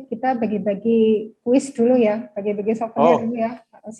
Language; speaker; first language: Indonesian; native; Indonesian